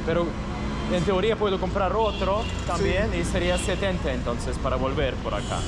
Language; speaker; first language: Spanish; non-native, fluent; Russian